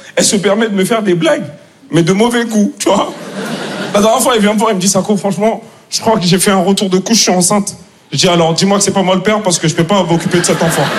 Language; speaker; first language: French; native; French